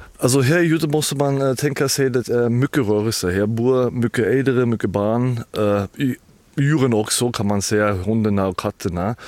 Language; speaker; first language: Swedish; non-native, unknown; German